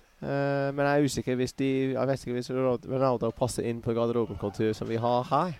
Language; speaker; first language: Norwegian; non-native, fluent; English